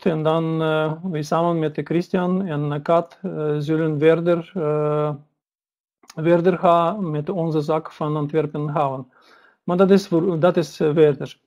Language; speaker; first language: Dutch; non-native, learner; Russian